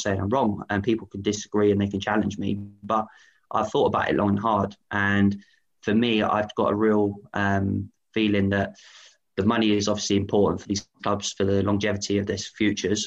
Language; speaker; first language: English; native; English